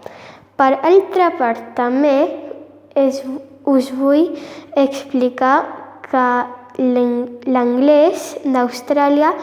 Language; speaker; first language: Catalan; non-native, learner; English